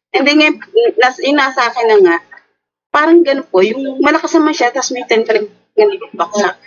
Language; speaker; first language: Filipino; native; Filipino